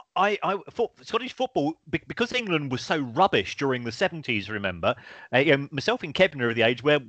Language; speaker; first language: English; native; English